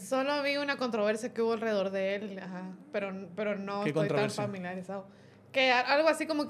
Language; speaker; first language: Spanish; native; Spanish